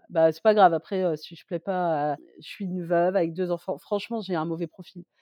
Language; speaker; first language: French; native; French